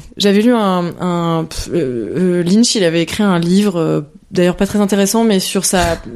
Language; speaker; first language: French; native; French